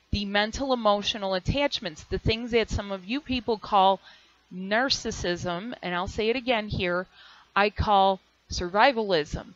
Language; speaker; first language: English; native; English